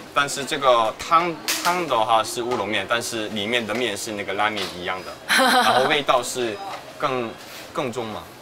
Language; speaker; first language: Chinese; non-native, fluent; Korean